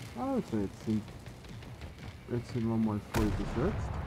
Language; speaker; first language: German; native; German